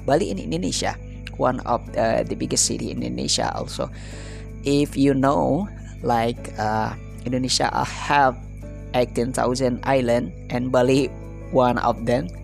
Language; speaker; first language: English; non-native, learner; Indonesian